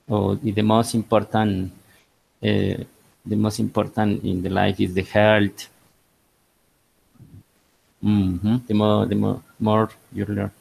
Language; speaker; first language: English; non-native, learner; Spanish